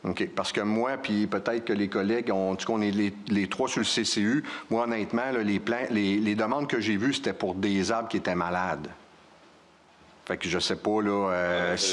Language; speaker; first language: French; native; French